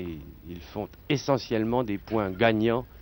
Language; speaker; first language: French; native; French